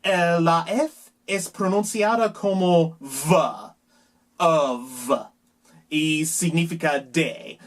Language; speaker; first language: Spanish; non-native, learner; English